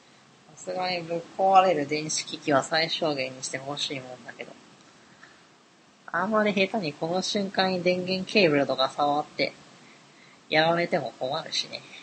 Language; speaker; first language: Japanese; native; Japanese